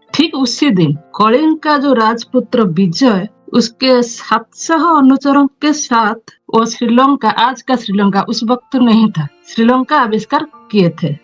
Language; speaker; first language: Hindi; non-native, local second language; Odia